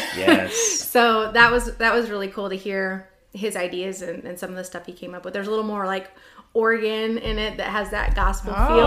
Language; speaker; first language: English; native; English